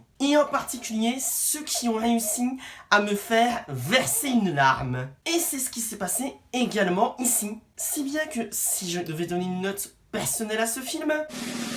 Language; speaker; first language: French; native; French